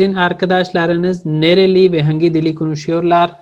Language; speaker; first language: Turkish; non-native, learner; Urdu